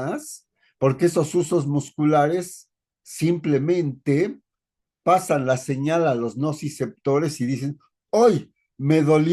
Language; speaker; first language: Spanish; native; Spanish